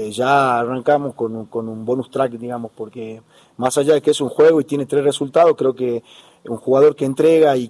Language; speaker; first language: Spanish; native; Spanish